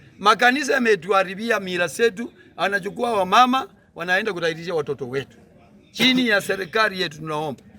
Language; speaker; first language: Swahili; non-native, local second language; Luyia